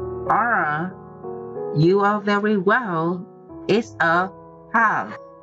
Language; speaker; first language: English; non-native, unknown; Vietnamese